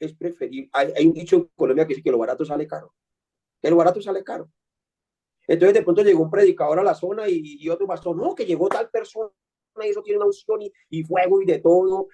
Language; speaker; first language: Spanish; native; Spanish